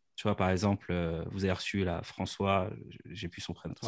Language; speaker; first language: French; native; French